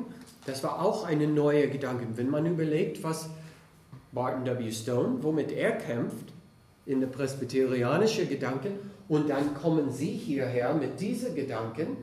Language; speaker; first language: German; non-native, fluent; English